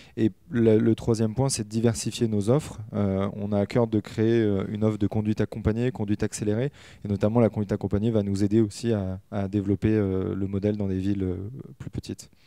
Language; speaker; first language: French; native; French